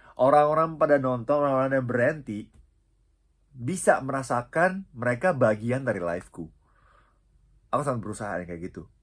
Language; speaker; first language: Indonesian; non-native, fluent; Japanese